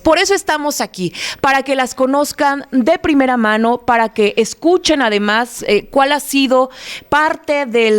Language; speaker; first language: Spanish; native; Spanish